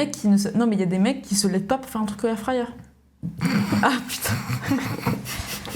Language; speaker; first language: French; native; French